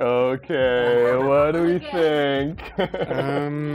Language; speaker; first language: English; native; English